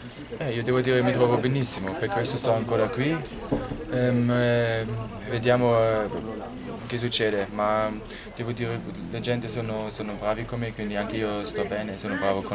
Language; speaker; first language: Italian; non-native, learner; German